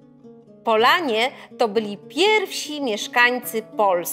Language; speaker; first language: Polish; early bilingual, heritage; Polish